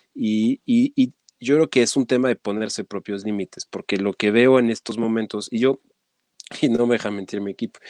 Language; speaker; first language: Spanish; non-native, fluent; French